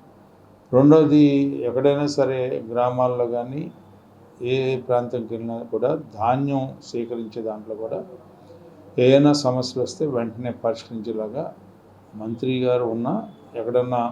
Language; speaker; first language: Telugu; native; Telugu